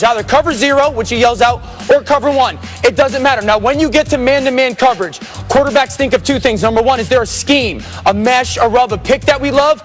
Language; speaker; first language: English; native; English